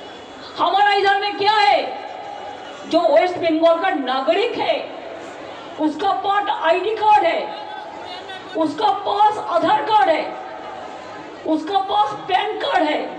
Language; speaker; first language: Hindi; non-native, local second language; Bangla